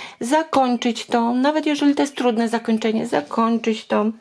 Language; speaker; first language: Polish; native; Polish